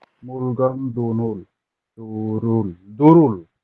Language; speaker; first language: Korean; non-native, learner; Bangla